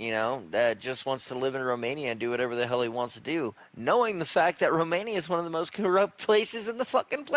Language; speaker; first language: English; native; English